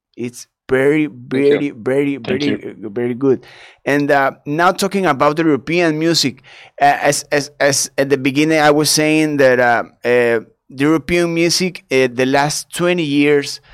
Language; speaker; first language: English; non-native, learner; Spanish